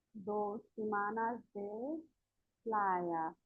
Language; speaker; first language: Spanish; non-native, learner; Bangla